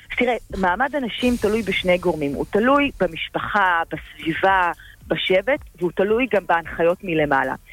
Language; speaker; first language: Hebrew; native; Hebrew